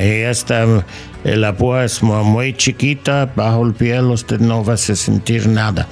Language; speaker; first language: Spanish; non-native, learner; English